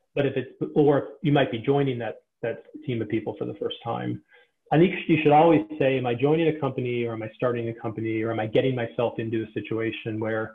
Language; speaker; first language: English; native; English